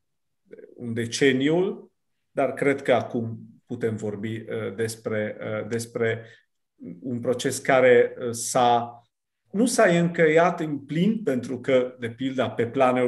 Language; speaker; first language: Romanian; non-native, fluent; Italian